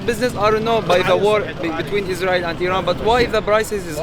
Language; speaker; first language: English; non-native, learner; Arabic